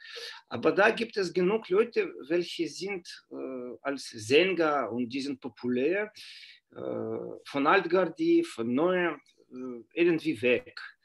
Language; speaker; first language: German; non-native, fluent; Russian